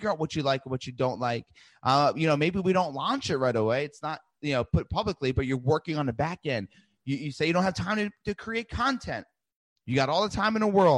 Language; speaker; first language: English; native; English